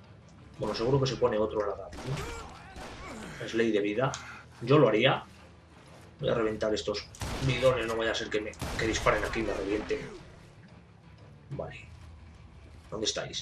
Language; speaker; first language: Spanish; native; Spanish